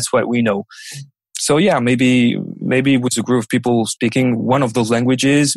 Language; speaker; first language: English; non-native, fluent; French